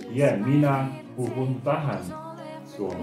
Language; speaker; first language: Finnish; non-native, learner; Russian